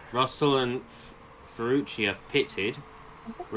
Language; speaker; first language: English; native; English